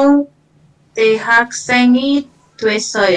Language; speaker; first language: Korean; non-native, learner; Indonesian